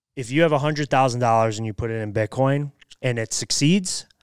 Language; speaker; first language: English; native; English